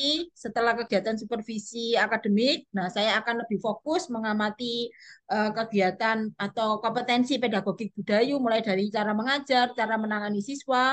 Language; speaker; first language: Indonesian; native; Indonesian